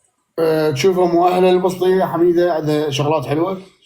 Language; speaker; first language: Arabic; native; Arabic